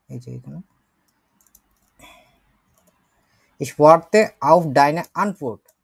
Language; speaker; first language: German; non-native, fluent; Bangla